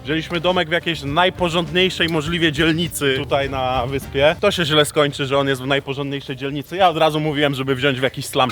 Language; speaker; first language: Polish; native; Polish